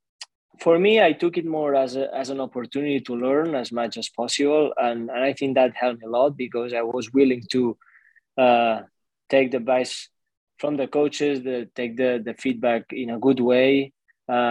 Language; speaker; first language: English; non-native, fluent; Spanish